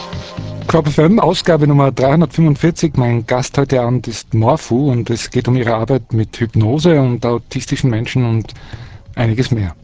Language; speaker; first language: German; early bilingual, other home language; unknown